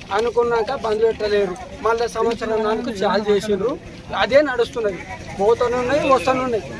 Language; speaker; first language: Telugu; native; Telugu